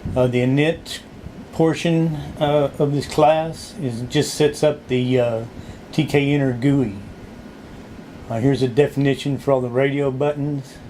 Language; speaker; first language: English; native; English